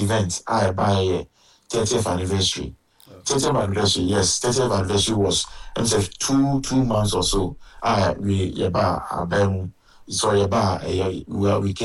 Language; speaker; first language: English; non-native, local second language; Akan